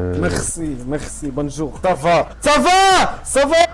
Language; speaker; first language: French; non-native, learner; English